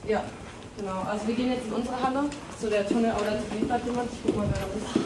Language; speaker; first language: German; native; German